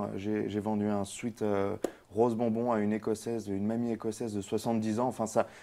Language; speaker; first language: French; native; French